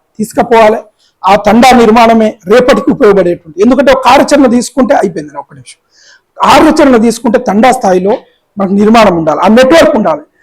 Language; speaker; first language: Telugu; non-native, local second language; Lambadi